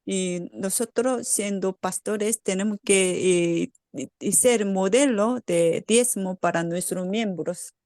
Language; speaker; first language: Spanish; non-native, fluent; Korean